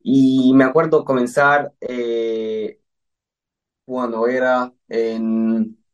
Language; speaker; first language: Spanish; early bilingual, heritage; Spanish